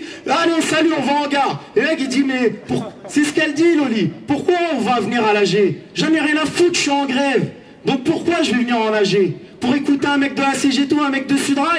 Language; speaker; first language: French; native; French